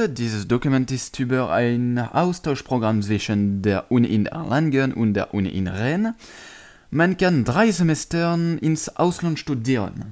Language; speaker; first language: German; non-native, learner; French